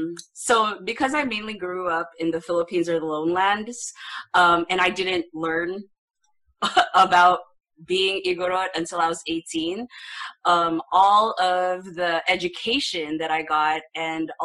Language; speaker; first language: English; non-native, local second language; Filipino